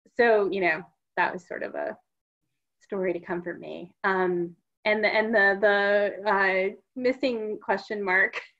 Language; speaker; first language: English; native; English